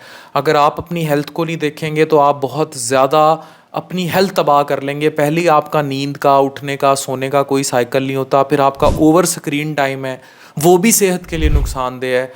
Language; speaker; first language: Urdu; native; Urdu